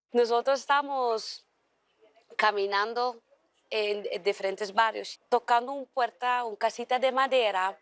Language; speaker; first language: Spanish; non-native, learner; Dutch